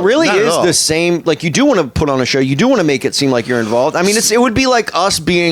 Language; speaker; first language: English; native; English